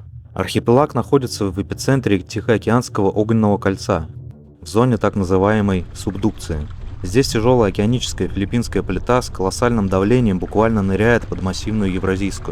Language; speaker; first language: Russian; native; Russian